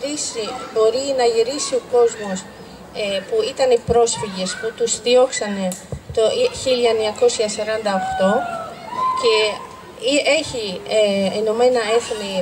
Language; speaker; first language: Greek; non-native, fluent; Arabic